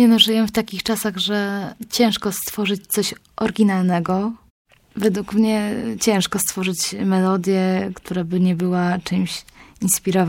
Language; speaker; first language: Polish; native; Polish